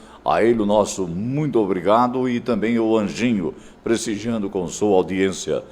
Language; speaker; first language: Portuguese; native; Portuguese